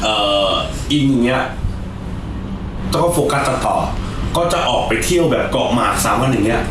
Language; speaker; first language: Thai; native; Thai